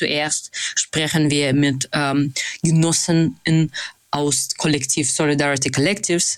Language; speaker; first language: German; non-native, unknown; Russian